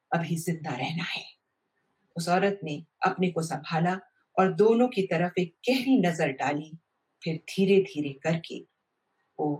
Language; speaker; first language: Hindi; native; Hindi